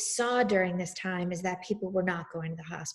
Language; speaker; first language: English; native; English